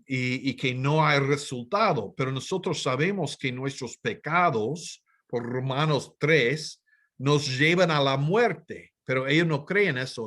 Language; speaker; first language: Spanish; non-native, fluent; English